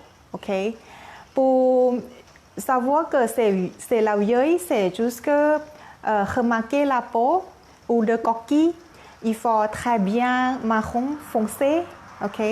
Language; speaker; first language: French; non-native, learner; Thai